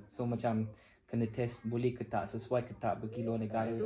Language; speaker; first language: Malay; non-native, fluent; German